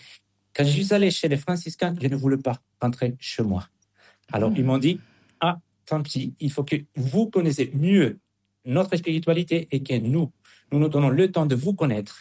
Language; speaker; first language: French; non-native, fluent; Spanish